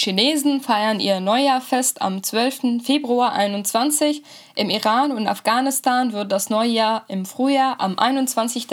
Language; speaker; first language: German; native; German